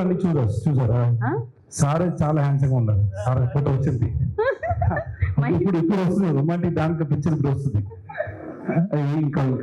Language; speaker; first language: Telugu; non-native, learner; Tamil